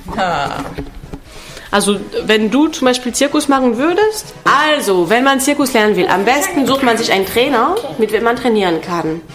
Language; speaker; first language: German; non-native, fluent; French